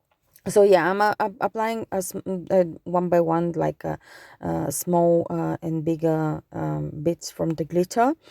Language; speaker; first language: English; non-native, fluent; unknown